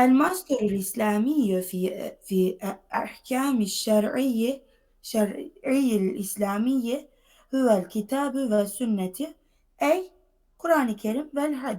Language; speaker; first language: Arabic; non-native, fluent; Turkish